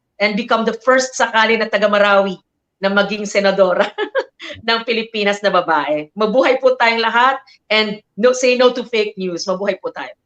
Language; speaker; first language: Filipino; non-native, local second language; Maranao